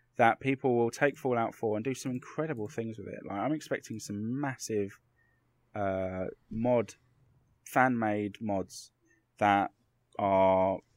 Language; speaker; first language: English; native; English